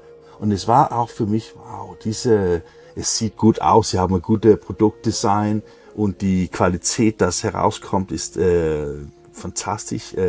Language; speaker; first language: German; non-native, learner; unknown